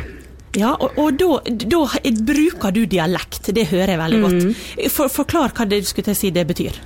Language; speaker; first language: Norwegian; native; Norwegian